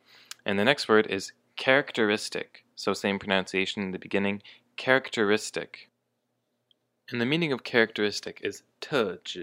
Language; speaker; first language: English; native; English